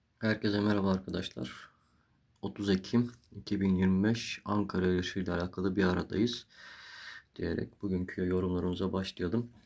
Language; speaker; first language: Turkish; native; Turkish